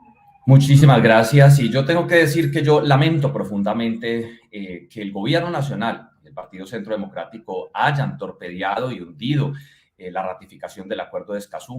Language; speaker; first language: Spanish; native; Spanish